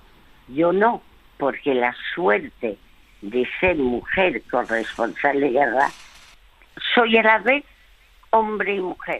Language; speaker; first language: Spanish; early bilingual, other home language; French